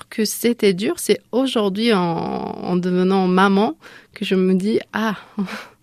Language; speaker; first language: French; non-native, fluent; Lithuanian